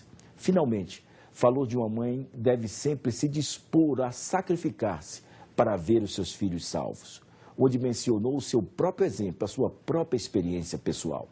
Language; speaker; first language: Portuguese; native; Portuguese